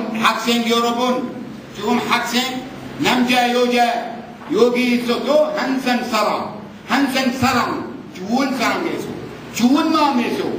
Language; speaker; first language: Korean; non-native, learner; Arabic